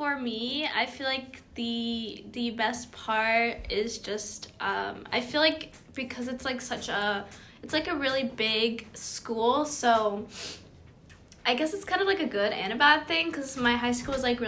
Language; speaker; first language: English; native; English